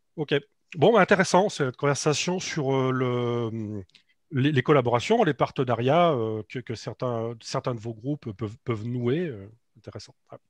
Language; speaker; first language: French; native; French